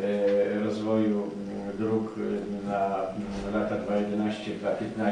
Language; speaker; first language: Polish; native; Polish